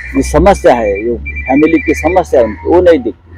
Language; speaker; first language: Hindi; non-native, local second language; Marathi